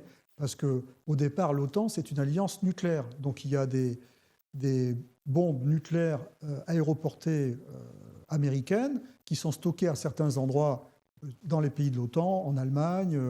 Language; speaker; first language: French; native; French